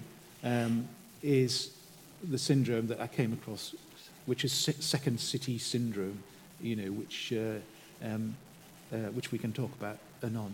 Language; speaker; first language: English; native; English